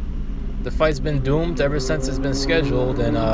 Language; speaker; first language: English; native; English